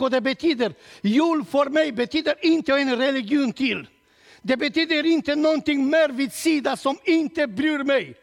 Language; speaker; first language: Swedish; non-native, learner; Romanian